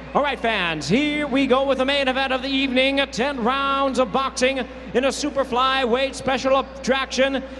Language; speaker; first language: English; early bilingual, other home language; Spanish